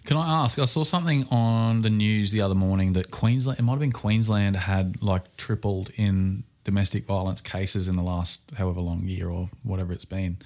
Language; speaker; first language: English; native; English